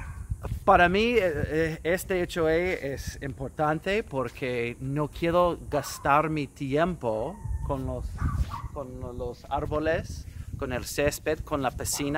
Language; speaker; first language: Spanish; non-native, fluent; English